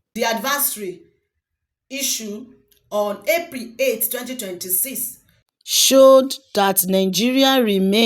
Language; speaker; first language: English; non-native, local second language; Yoruba